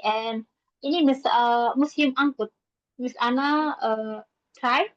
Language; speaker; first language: English; non-native, learner; Indonesian